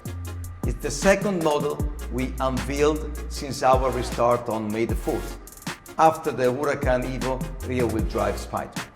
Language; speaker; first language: English; non-native, fluent; Italian